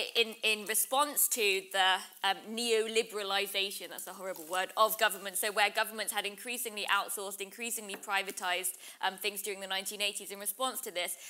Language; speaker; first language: English; native; English